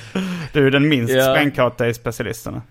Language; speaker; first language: Swedish; native; Swedish